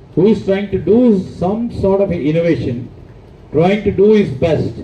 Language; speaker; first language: English; non-native, local second language; Telugu